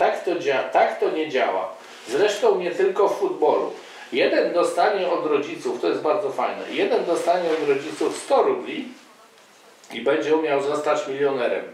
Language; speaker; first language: Polish; native; Polish